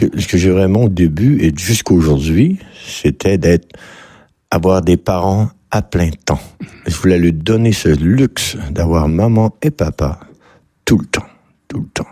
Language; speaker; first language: French; native; French